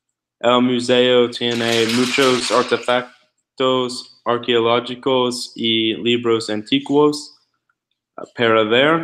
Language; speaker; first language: Spanish; non-native, learner; English